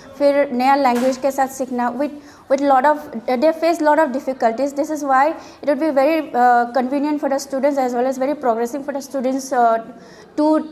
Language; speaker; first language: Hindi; non-native, local second language; Bodo